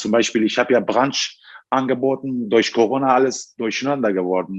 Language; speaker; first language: German; non-native, fluent; Turkish